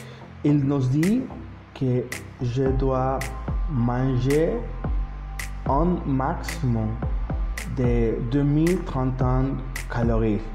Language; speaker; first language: French; non-native, learner; Spanish